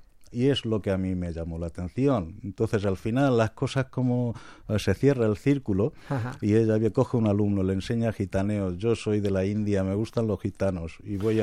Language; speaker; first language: Spanish; non-native, fluent; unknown